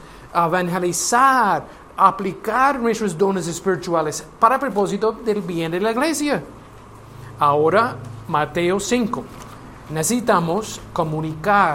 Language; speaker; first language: Spanish; non-native, learner; English